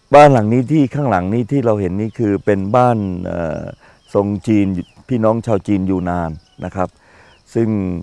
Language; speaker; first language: Thai; native; Thai